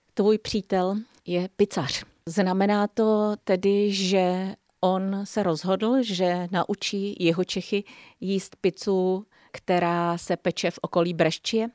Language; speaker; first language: Czech; native; Czech